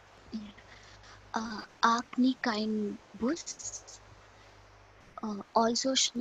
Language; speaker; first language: German; non-native, learner; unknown